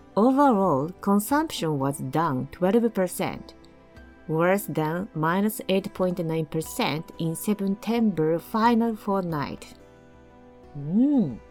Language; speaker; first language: English; non-native, fluent; Japanese